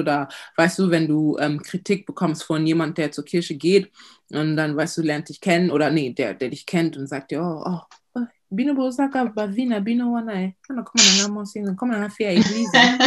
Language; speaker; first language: German; early bilingual, other home language; Lingala